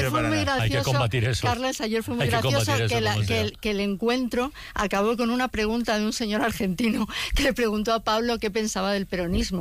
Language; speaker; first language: Spanish; native; Spanish